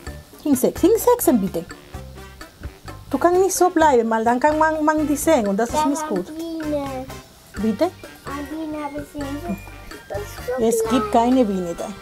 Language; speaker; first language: German; non-native, fluent; Spanish